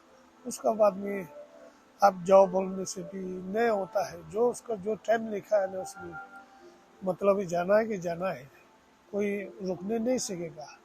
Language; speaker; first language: Hindi; non-native, local second language; Tibetan